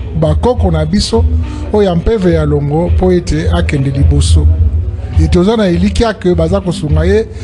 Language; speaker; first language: Lingala; non-native, local second language; Kongo